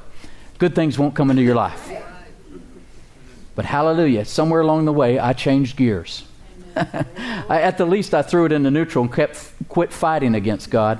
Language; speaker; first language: English; native; English